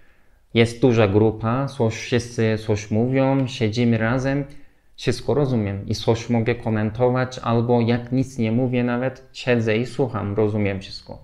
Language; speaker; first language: Polish; non-native, learner; Turkish